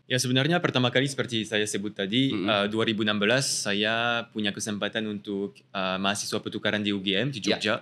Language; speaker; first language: Indonesian; non-native, fluent; French